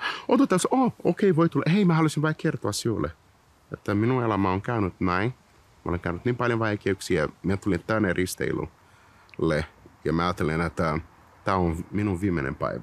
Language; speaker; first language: Finnish; non-native, fluent; Portuguese